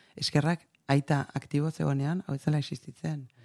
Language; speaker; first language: Basque; native; Basque